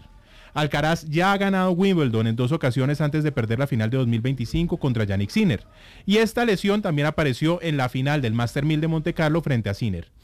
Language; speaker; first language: Spanish; native; Spanish